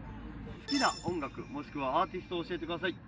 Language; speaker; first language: Japanese; native; Japanese